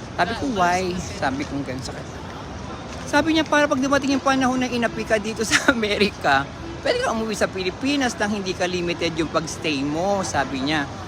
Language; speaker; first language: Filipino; native; Filipino